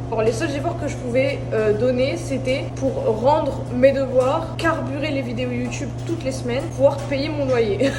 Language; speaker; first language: French; native; French